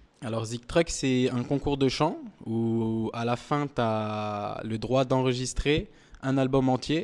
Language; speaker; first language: French; native; French